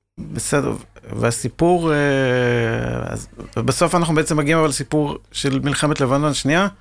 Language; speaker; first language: Hebrew; native; Hebrew